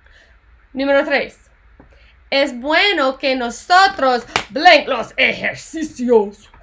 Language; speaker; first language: Spanish; non-native, fluent; English